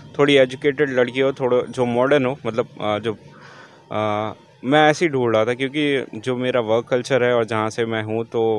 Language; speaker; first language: Hindi; native; Hindi